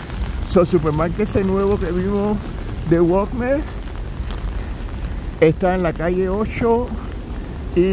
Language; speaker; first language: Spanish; early bilingual, heritage; Spanish